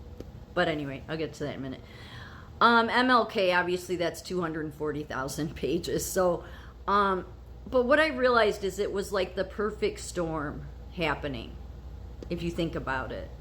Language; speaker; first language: English; native; English